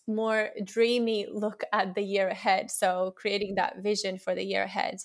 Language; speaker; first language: English; non-native, fluent; Latvian